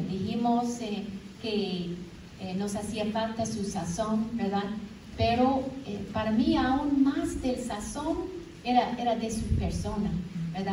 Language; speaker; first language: Spanish; non-native, fluent; English